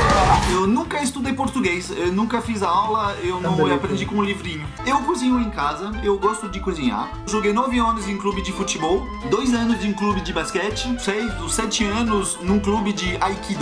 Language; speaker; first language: Portuguese; non-native, fluent; French